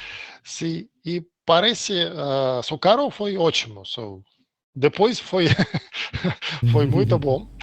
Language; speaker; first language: Portuguese; non-native, learner; Russian